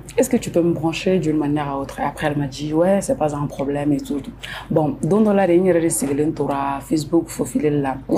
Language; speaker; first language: French; non-native, local second language; Soninke